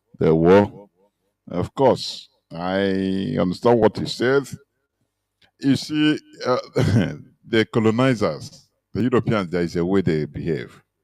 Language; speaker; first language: English; non-native, local second language; Igbo